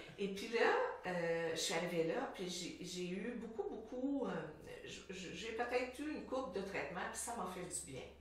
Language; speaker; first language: French; native; French